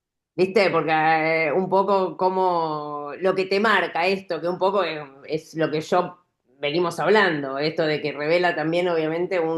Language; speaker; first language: Spanish; native; Spanish